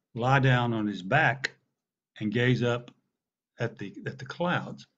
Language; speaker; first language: English; native; English